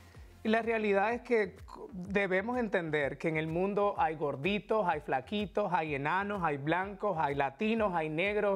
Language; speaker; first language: Spanish; native; Spanish